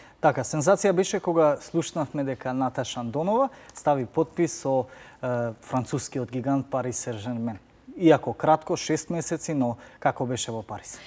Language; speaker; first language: Macedonian; native; Macedonian